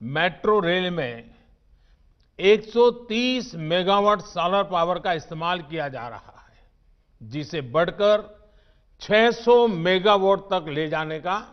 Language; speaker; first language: Hindi; non-native, local second language; Gujarati